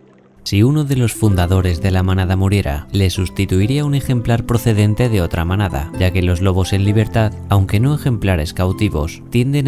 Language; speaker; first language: Spanish; native; Spanish